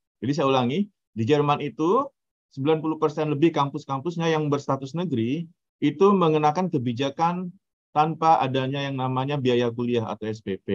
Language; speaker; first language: Indonesian; native; Indonesian